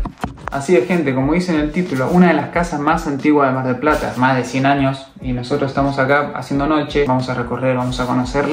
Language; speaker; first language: Spanish; native; Spanish